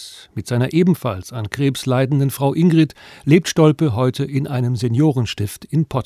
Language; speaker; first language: German; native; German